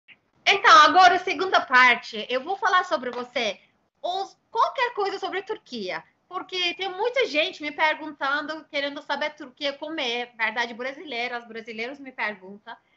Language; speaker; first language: Portuguese; non-native, fluent; Turkish